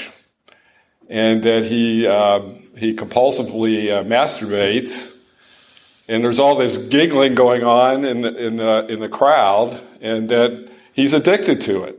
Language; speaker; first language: English; native; English